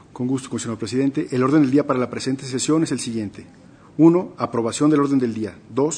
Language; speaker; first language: Spanish; native; Spanish